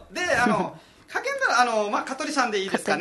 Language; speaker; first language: Japanese; non-native, fluent; Nepali